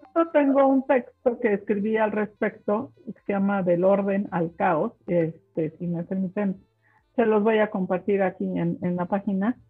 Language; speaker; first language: Spanish; non-native, local second language; German